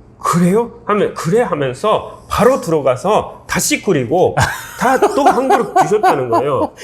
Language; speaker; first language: Korean; non-native, fluent; Japanese